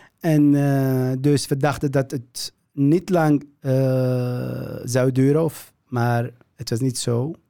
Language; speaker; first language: Dutch; non-native, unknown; Kurdish